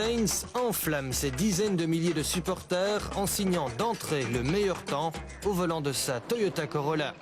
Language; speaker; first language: French; native; French